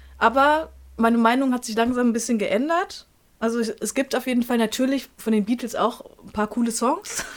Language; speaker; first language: German; native; German